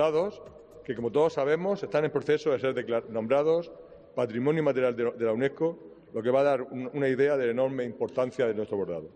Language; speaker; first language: Spanish; native; Spanish